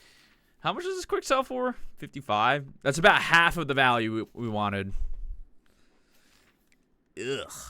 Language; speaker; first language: English; native; English